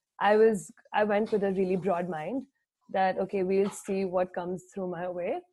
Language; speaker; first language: English; non-native, local second language; Hindi